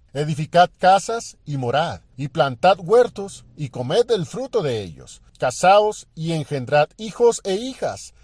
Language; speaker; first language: Spanish; native; Spanish